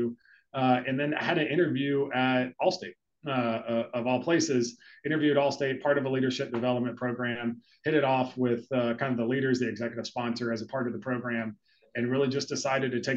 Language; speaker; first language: English; native; English